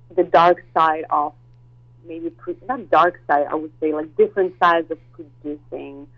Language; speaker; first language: English; non-native, fluent; Russian